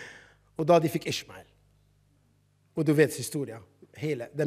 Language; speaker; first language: Norwegian; non-native, fluent; Arabic